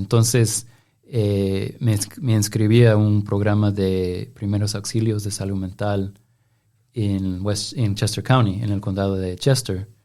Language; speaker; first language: Spanish; non-native, fluent; English